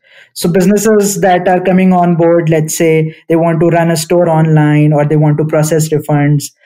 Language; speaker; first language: English; non-native, local second language; Hindi